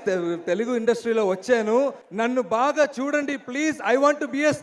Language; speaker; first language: Telugu; non-native, learner; Malayalam